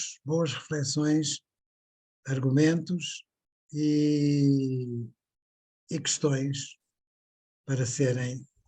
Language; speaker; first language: Portuguese; native; Portuguese